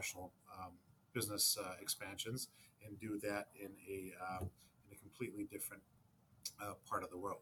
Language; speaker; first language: English; native; English